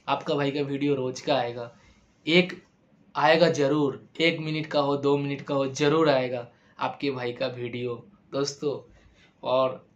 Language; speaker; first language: Hindi; non-native, local second language; Bangla